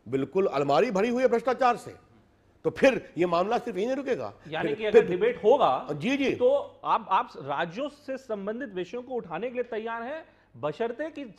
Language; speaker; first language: Hindi; native; Hindi